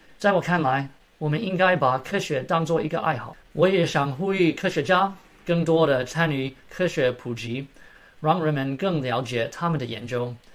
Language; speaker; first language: Chinese; early bilingual, heritage; Chinese